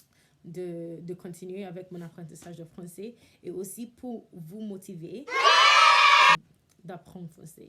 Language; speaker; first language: French; non-native, learner; English